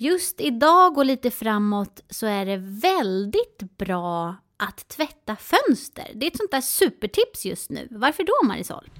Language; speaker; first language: Swedish; native; Swedish